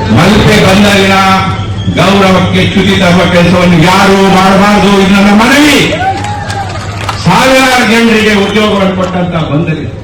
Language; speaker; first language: Kannada; native; Kannada